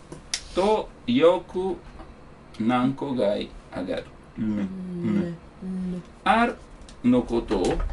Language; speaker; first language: Japanese; non-native, learner; Italian